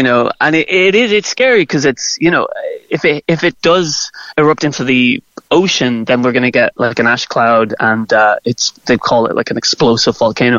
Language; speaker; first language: English; native; English